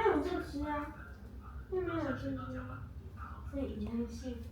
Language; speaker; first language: Chinese; native; Chinese